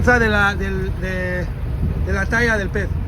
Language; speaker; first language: Spanish; non-native, learner; French